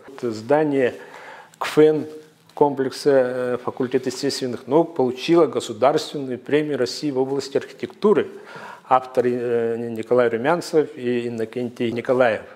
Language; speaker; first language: Russian; native; Russian